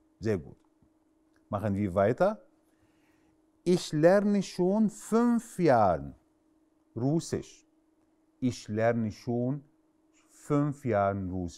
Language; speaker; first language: German; non-native, fluent; Arabic